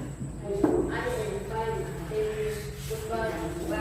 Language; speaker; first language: English; non-native, learner; Indonesian